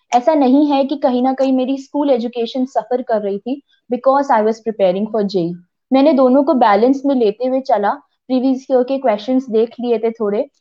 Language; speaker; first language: Hindi; native; Hindi